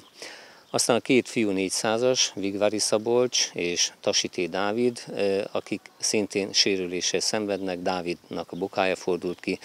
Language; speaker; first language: Hungarian; native; Hungarian